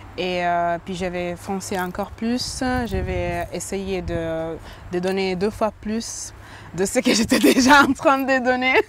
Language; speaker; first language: French; non-native, fluent; Italian